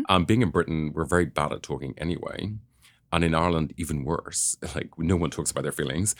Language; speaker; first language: English; native; English